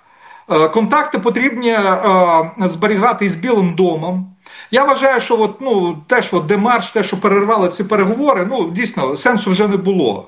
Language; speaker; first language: Ukrainian; native; Ukrainian